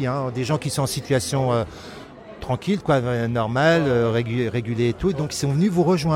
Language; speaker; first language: French; native; French